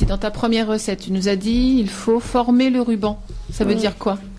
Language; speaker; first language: French; native; French